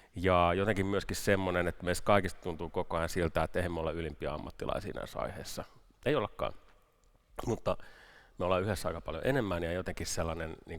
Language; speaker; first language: Finnish; native; Finnish